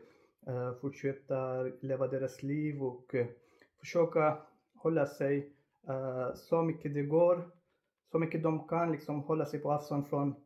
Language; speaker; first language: Swedish; non-native, fluent; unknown